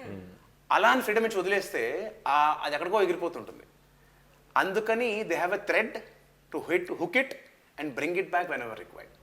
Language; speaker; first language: Telugu; native; Telugu